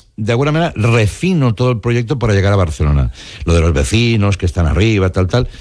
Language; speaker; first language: Spanish; non-native, local second language; Catalan